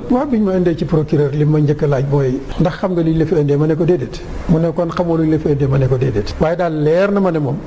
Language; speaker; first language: Wolof; native; Wolof